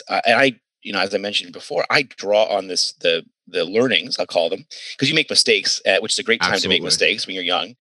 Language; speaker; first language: English; native; English